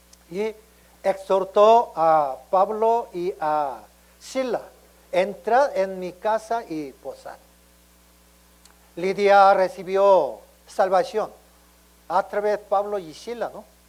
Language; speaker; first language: Spanish; non-native, learner; Korean